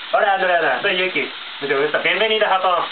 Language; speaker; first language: Spanish; non-native, learner; Japanese